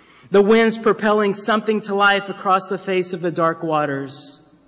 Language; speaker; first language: English; native; English